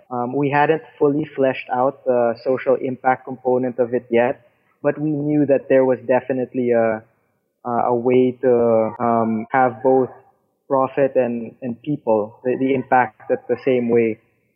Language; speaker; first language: English; non-native, local second language; Filipino